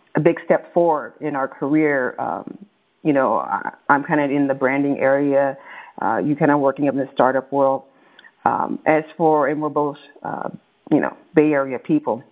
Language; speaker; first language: English; native; English